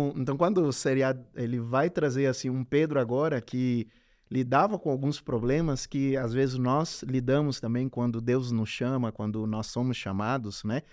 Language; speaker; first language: Portuguese; non-native, local second language; Kabuverdianu